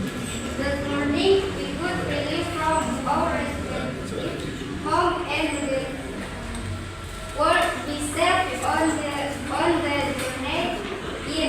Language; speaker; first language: English; non-native, learner; Indonesian